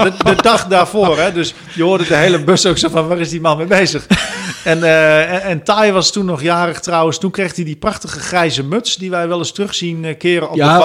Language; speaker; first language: Dutch; native; Dutch